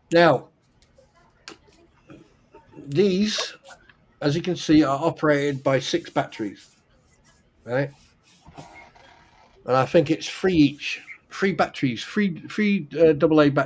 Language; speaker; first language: English; native; English